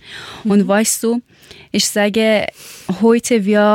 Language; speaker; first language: German; non-native, learner; Persian